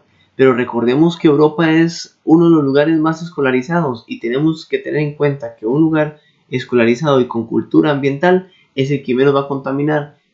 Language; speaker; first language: Spanish; native; Spanish